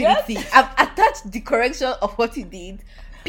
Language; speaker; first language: English; non-native, local second language; Yoruba